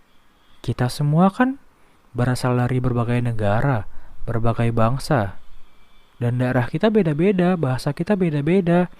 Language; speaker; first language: Indonesian; native; Indonesian